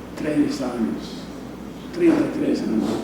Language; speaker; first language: Portuguese; non-native, fluent; English